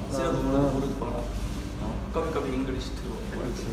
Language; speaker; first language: Hindi; non-native, learner; Korean